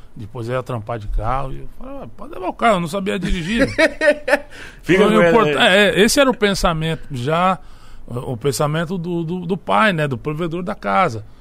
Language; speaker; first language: Portuguese; native; Portuguese